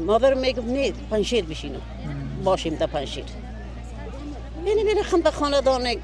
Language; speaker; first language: Persian; native; Persian